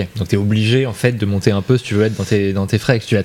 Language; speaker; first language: French; native; French